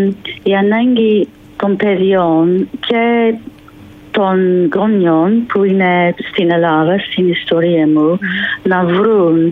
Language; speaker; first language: Greek; non-native, fluent; English